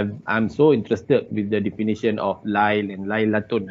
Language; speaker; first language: English; non-native, local second language; Malay